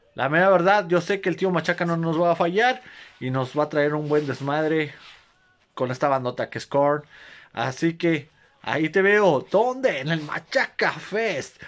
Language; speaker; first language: Spanish; native; Spanish